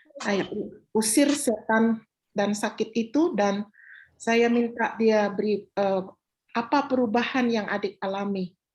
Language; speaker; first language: Malay; native; Malay